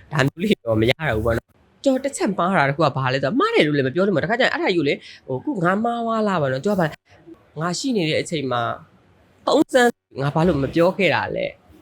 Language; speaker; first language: Burmese; native; Burmese